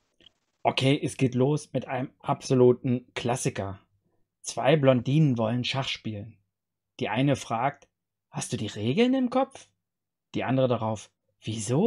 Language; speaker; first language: German; native; German